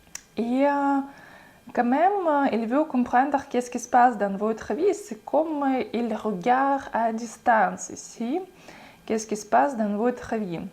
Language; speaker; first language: French; non-native, fluent; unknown